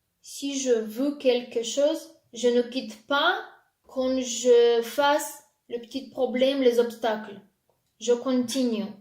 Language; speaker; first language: French; non-native, fluent; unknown